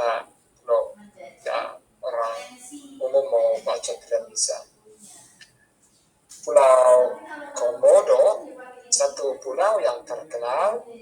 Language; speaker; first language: Indonesian; non-native, fluent; English